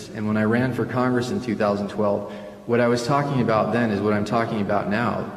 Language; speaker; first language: English; early bilingual, other home language; Spanish